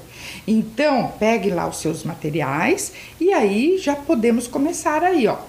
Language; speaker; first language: Portuguese; native; Portuguese